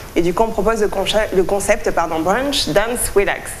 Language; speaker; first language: French; native; French